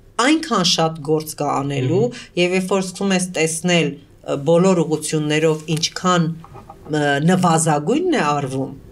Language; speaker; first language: Armenian; early bilingual, heritage; Armenian